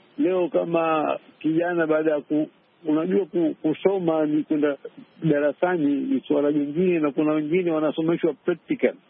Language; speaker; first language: Swahili; native; Swahili